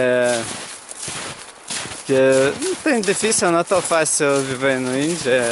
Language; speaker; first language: Portuguese; non-native, learner; Russian